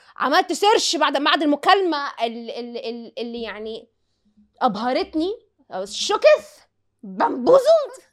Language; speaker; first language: Egyptian Arabic; native; Egyptian Arabic